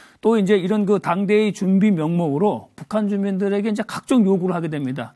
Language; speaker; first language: Korean; native; Korean